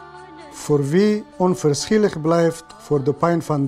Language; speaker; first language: Dutch; non-native, fluent; Persian